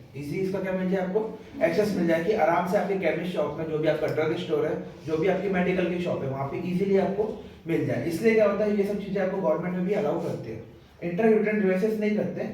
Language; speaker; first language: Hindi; non-native, local second language; Marathi